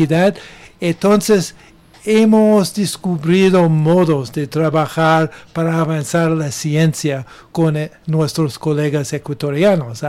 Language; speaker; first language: Spanish; non-native, learner; English